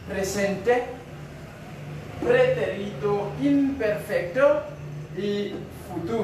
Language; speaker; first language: Spanish; non-native, fluent; Haitian Creole